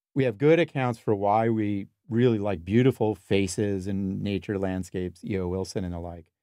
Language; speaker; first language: English; native; English